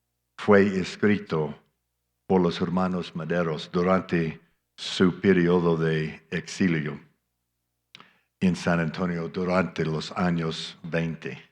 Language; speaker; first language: Spanish; non-native, fluent; English